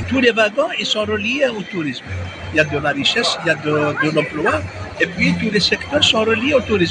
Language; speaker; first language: French; non-native, local second language; Arabic